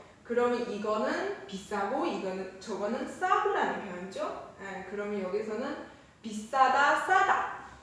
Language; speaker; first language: Korean; non-native, fluent; Chinese